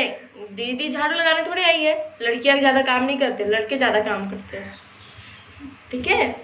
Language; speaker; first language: Hindi; native; Hindi